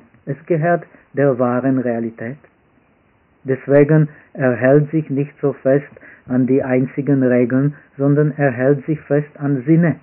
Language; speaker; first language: German; non-native, fluent; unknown